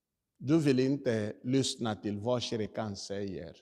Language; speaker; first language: Swedish; non-native, fluent; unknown